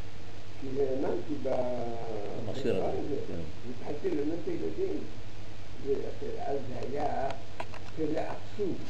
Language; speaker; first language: Hebrew; early bilingual, other home language; Arabic